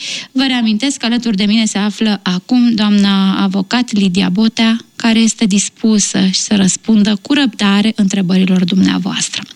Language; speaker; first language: Romanian; native; Romanian